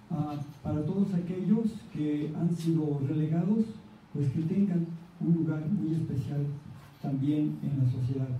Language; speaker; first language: Spanish; native; Spanish